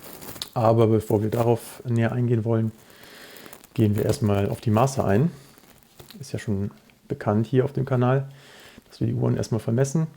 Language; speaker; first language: German; native; German